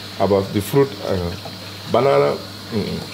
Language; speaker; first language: German; non-native, learner; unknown